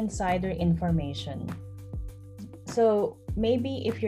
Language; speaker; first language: English; non-native, local second language; Filipino